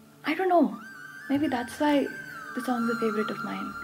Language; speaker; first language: English; non-native, local second language; Tamil